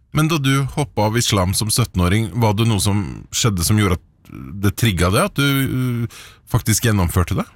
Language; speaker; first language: Norwegian; native; Norwegian